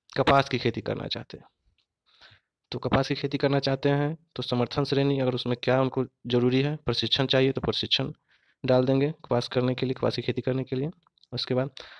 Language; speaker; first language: Hindi; native; Hindi